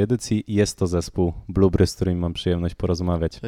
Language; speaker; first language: Polish; native; Polish